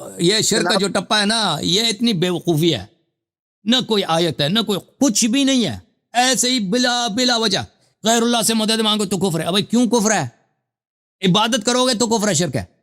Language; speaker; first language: Urdu; non-native, fluent; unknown